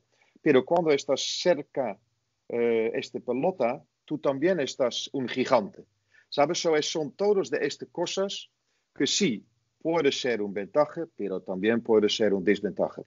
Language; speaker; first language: Spanish; non-native, fluent; Dutch